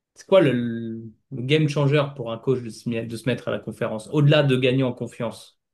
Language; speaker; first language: French; native; French